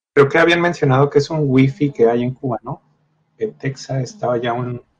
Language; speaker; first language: Spanish; native; Spanish